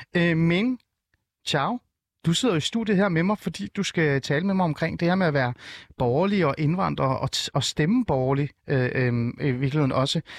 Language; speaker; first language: Danish; early bilingual, other home language; Persian